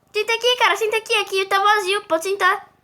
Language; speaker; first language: Portuguese; native; Portuguese